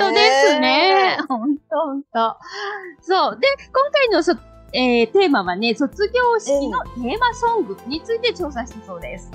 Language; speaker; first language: Japanese; native; Japanese